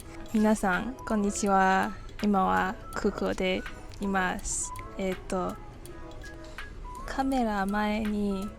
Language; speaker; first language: Japanese; non-native, learner; English